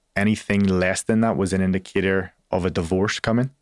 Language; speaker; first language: English; native; English